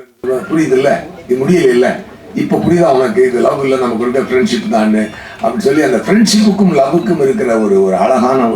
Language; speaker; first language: Tamil; native; Tamil